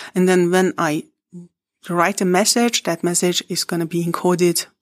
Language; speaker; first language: English; non-native, fluent; Persian